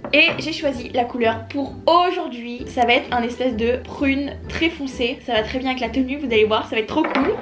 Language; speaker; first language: French; native; French